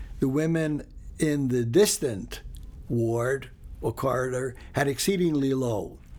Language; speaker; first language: English; early bilingual, other home language; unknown